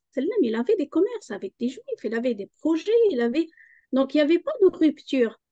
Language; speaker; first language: French; non-native, local second language; Arabic